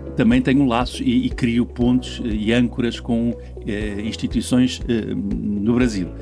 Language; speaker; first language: Portuguese; native; Portuguese